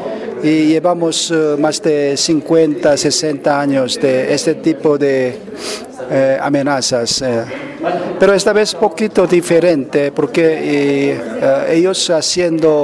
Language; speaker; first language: Spanish; non-native, learner; Korean